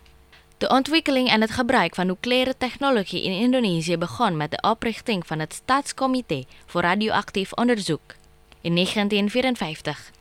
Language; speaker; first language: Dutch; non-native, fluent; Indonesian